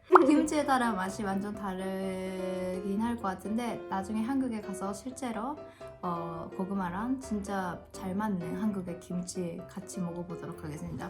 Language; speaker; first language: Korean; non-native, fluent; Japanese